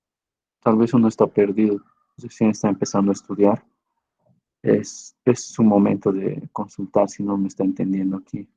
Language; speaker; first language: Spanish; native; Spanish